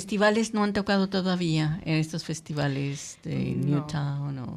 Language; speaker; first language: Spanish; native; Spanish